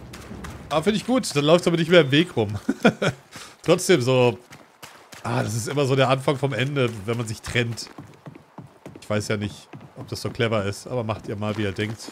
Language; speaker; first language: German; native; German